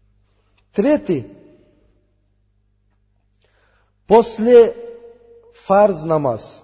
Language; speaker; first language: Russian; non-native, learner; Uzbek